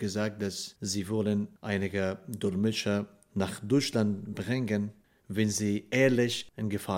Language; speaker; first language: German; non-native, fluent; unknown